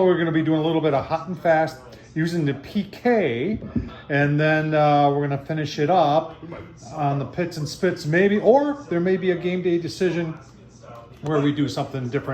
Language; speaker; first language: English; native; English